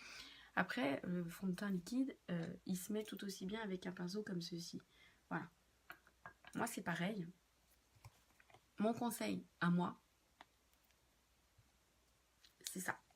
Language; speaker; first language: French; native; French